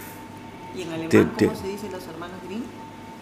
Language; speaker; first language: Spanish; native; Spanish